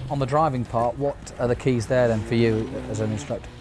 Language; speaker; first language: English; native; English